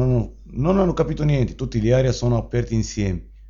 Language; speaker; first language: Italian; non-native, learner; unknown